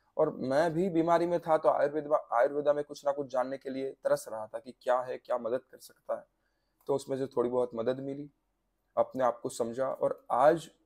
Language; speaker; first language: Hindi; non-native, local second language; Gujarati